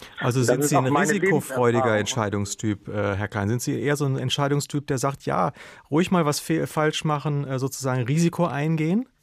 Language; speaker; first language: German; native; German